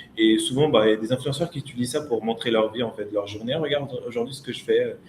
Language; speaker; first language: French; early bilingual, other home language; Lingala